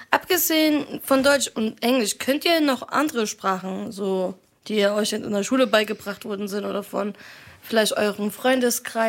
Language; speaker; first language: German; early bilingual, other home language; Arabic